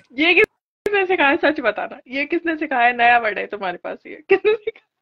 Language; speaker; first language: Hindi; native; Hindi